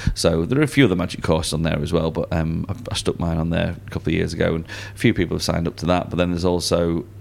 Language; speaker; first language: English; native; English